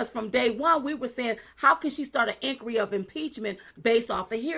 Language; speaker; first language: English; native; English